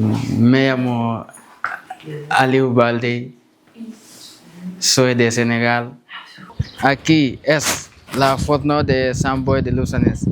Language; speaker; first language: Spanish; non-native, learner; Fula